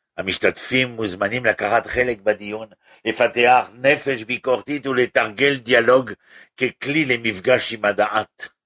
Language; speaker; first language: Hebrew; non-native, fluent; French